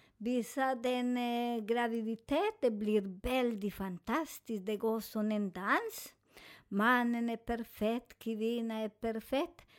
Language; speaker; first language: Swedish; non-native, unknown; Spanish